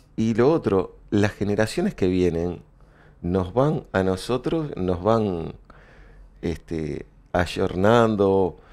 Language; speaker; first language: Spanish; native; Spanish